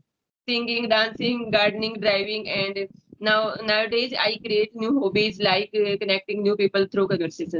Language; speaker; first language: English; non-native, learner; Hindi